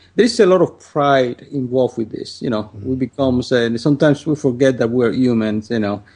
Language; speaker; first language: English; non-native, fluent; Spanish